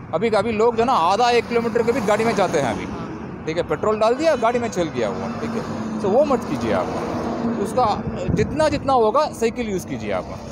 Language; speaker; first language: Hindi; non-native, local second language; Tamil